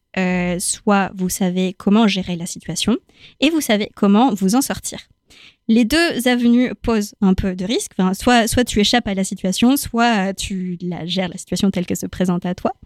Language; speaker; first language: French; non-native, fluent; Spanish